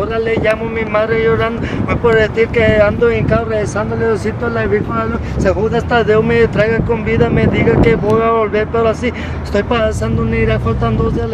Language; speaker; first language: Spanish; early bilingual, heritage; Spanish